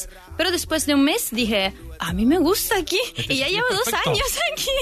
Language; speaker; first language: Spanish; non-native, fluent; Italian